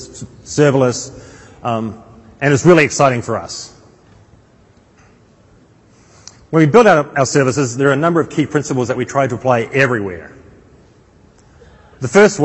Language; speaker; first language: English; native; English